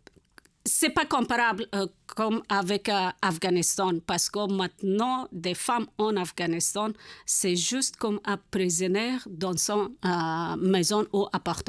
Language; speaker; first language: French; non-native, learner; Persian